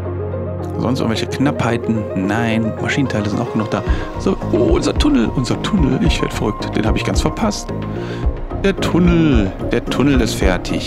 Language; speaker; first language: German; native; German